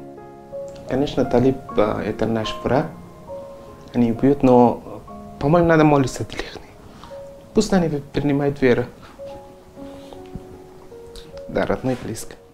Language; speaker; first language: Russian; non-native, learner; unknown